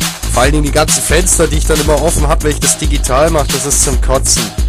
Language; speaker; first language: German; native; German